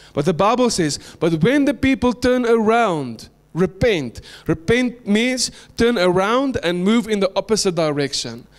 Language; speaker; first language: English; non-native, local second language; Afrikaans